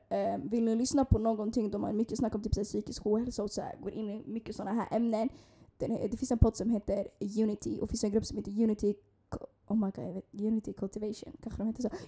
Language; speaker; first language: Swedish; early bilingual, other home language; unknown